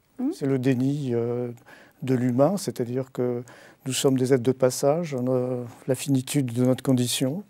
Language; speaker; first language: French; native; French